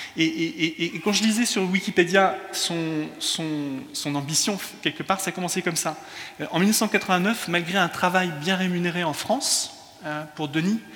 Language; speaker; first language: French; early bilingual, other home language; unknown